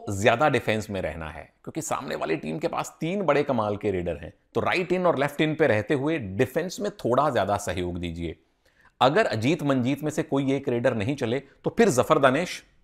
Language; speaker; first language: Hindi; native; Hindi